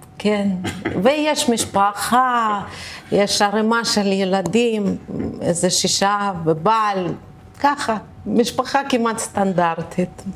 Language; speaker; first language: Hebrew; early bilingual, other home language; Russian